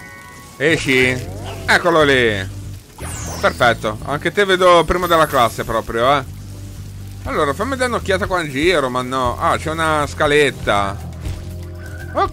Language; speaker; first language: Italian; native; Italian